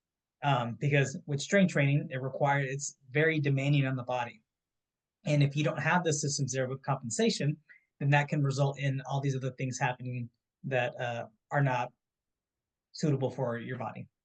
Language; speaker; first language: English; native; English